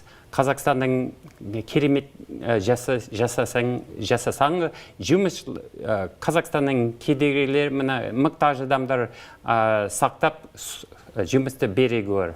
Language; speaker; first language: Kazakh; non-native, learner; English